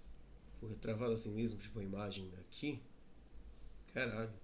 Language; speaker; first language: Portuguese; native; Portuguese